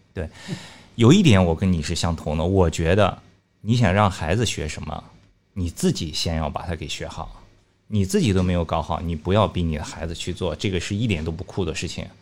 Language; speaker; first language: Chinese; native; Chinese